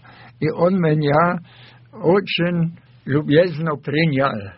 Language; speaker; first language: Russian; non-native, fluent; German